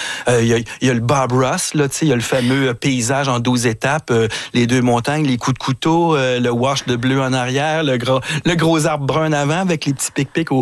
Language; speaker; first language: French; native; French